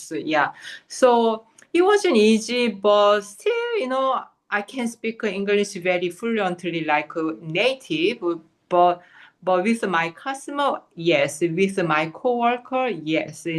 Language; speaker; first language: English; non-native, fluent; Korean